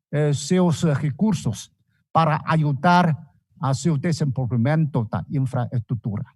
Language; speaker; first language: Portuguese; non-native, fluent; Chinese